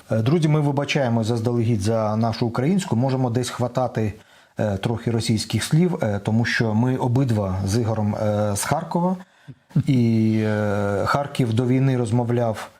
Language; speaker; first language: Ukrainian; non-native, local second language; Russian